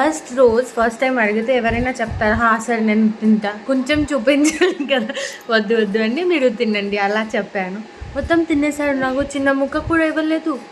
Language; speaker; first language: Telugu; non-native, fluent; Bangla